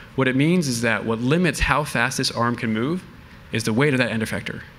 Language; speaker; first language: English; native; English